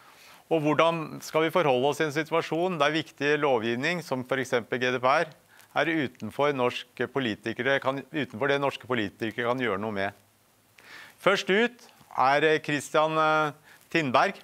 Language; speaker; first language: Norwegian; native; Norwegian